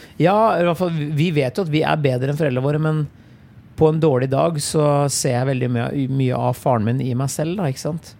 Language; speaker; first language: Norwegian; native; Norwegian